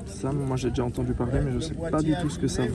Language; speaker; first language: French; native; French